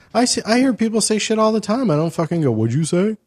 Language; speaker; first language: English; early bilingual, other home language; Spanish